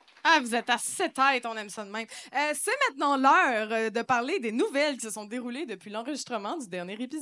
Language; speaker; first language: French; native; French